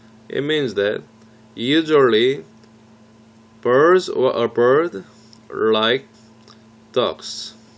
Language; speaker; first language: English; non-native, fluent; Korean